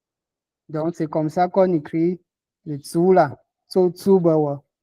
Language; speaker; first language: French; non-native, local second language; Ghomala